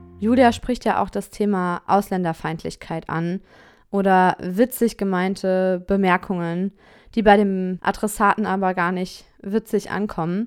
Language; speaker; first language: German; native; German